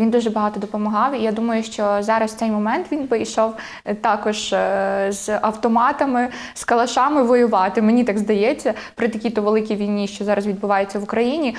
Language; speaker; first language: Ukrainian; native; Ukrainian